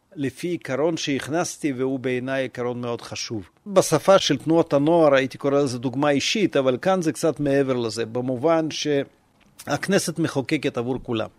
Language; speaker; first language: Hebrew; non-native, fluent; Russian